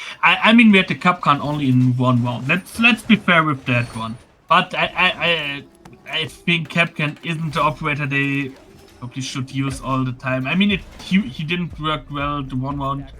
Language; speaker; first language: English; non-native, fluent; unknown